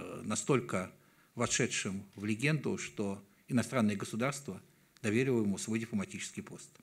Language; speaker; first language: Russian; native; Russian